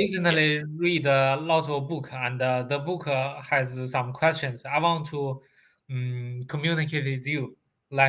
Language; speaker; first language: English; non-native, learner; Chinese